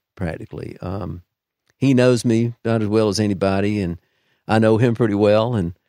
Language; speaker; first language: English; native; English